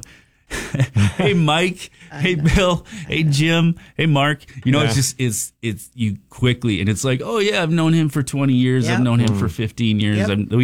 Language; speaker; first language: English; native; English